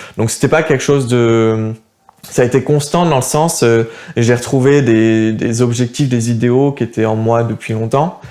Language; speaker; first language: French; early bilingual, other home language; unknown